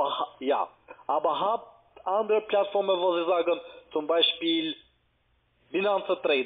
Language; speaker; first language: German; non-native, learner; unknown